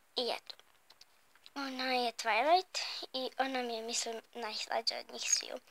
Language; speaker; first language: Bosnian; early bilingual, heritage; Bosnian